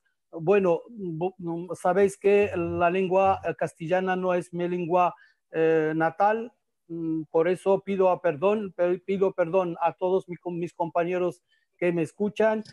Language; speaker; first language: Spanish; non-native, fluent; Arabic